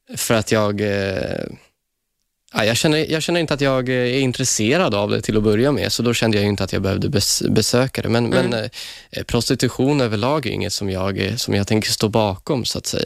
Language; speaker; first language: Swedish; native; Swedish